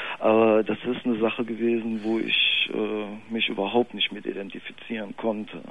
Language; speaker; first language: German; native; German